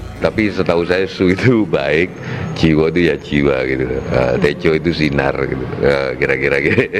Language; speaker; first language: Indonesian; non-native, local second language; Javanese